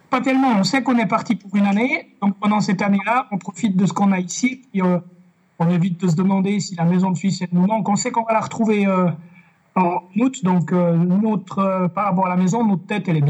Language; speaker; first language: French; native; French